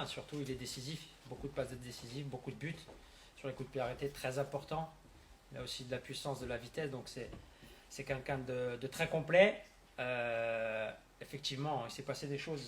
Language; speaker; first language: French; native; French